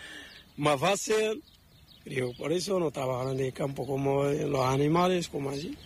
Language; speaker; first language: Spanish; non-native, learner; Arabic